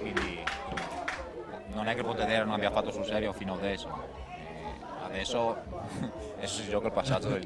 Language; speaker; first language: Italian; native; Italian